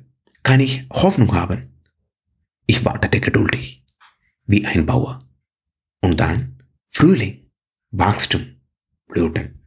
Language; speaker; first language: German; non-native, fluent; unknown